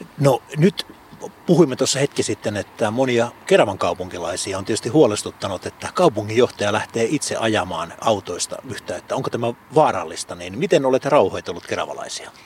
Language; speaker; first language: Finnish; native; Finnish